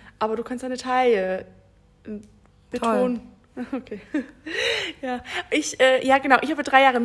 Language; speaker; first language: German; native; German